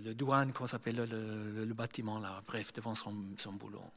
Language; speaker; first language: French; non-native, fluent; English